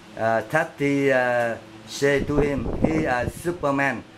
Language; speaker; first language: English; non-native, learner; Vietnamese